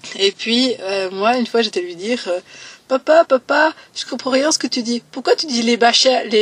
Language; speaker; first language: French; native; French